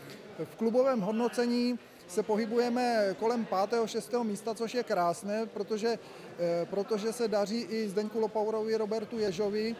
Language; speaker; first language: Czech; native; Czech